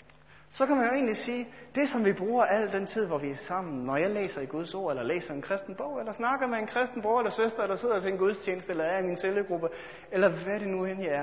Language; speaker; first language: Danish; native; Danish